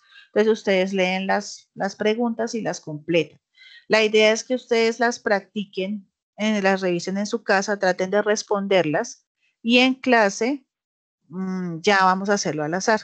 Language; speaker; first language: Spanish; native; Spanish